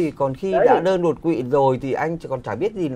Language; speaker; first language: Vietnamese; native; Vietnamese